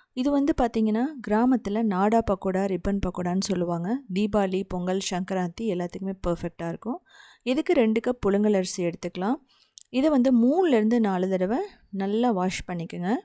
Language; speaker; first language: Tamil; native; Tamil